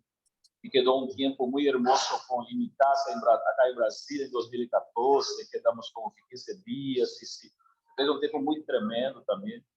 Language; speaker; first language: Spanish; non-native, learner; Portuguese